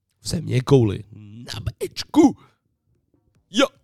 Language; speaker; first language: Czech; native; Czech